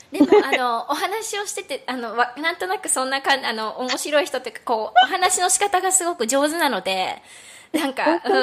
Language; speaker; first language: Japanese; native; Japanese